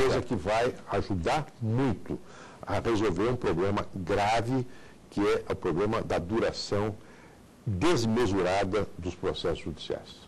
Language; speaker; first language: Portuguese; native; Portuguese